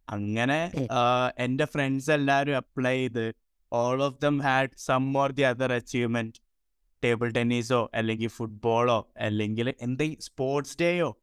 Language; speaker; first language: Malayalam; early bilingual, heritage; Malayalam